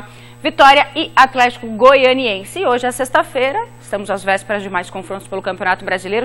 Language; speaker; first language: Portuguese; native; Portuguese